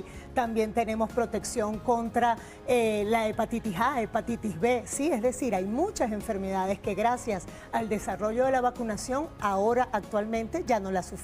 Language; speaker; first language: Spanish; native; Spanish